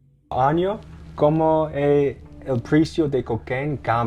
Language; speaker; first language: Spanish; non-native, learner; English